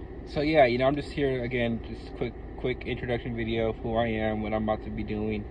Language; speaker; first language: English; native; English